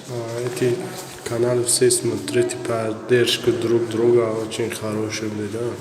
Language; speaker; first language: Russian; non-native, learner; Tajik